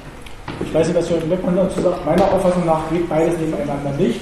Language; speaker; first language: German; native; German